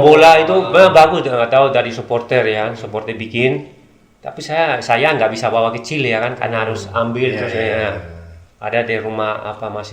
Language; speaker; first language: Indonesian; non-native, learner; Spanish